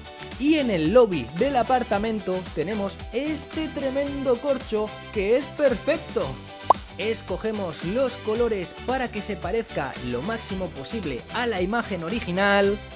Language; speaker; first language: Spanish; native; Spanish